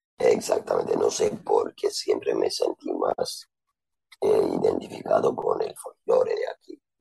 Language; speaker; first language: Spanish; non-native, fluent; Turkish